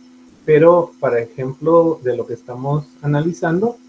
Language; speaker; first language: Spanish; native; Spanish